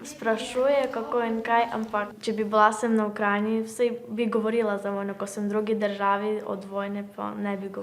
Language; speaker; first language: Slovenian; non-native, learner; Ukrainian